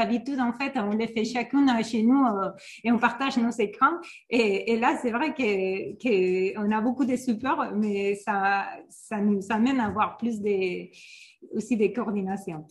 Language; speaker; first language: French; non-native, fluent; Spanish